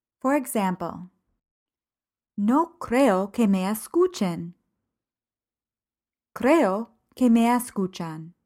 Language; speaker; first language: Spanish; non-native, fluent; English